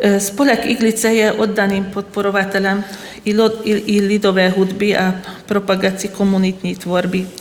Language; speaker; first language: Czech; non-native, fluent; Hungarian